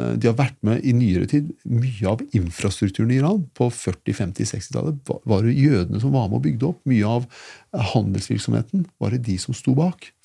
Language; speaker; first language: Norwegian; early bilingual, other home language; Persian